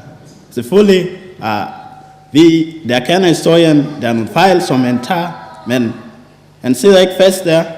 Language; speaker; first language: Danish; non-native, fluent; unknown